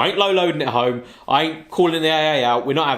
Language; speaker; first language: English; native; English